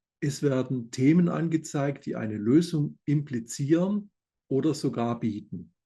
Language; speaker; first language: German; native; German